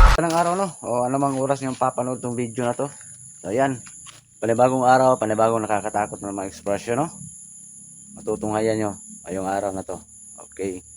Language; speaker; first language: Filipino; non-native, local second language; Cebuano